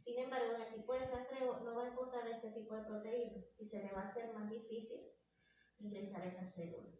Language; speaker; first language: Spanish; native; Spanish